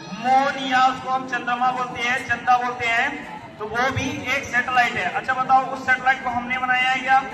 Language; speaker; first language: Hindi; native; Hindi